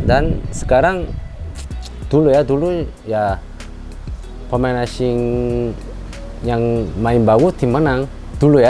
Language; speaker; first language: Indonesian; non-native, fluent; Korean